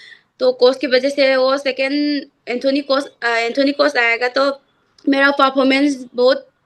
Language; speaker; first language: Hindi; non-native, local second language; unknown